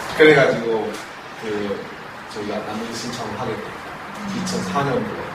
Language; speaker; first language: Korean; non-native, fluent; Burmese